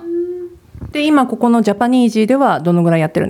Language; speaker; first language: Japanese; native; Japanese